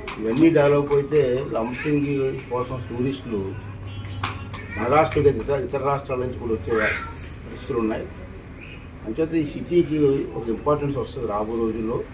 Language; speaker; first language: Telugu; native; Telugu